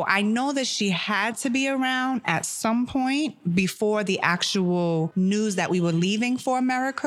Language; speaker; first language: English; early bilingual, other home language; German